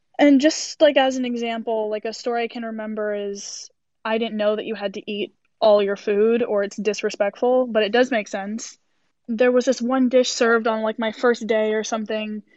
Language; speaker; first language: English; native; English